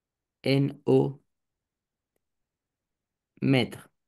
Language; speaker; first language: French; non-native, learner; Romanian